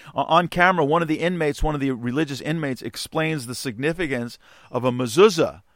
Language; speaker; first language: English; native; English